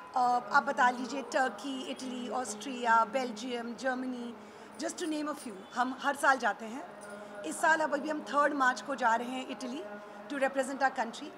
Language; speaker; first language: Hindi; native; Hindi